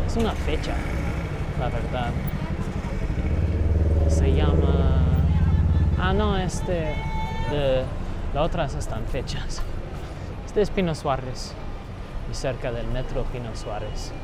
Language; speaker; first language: Spanish; non-native, learner; English